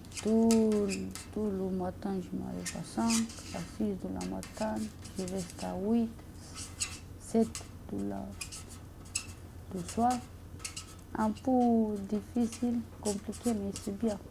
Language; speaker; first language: French; non-native, learner; Romanian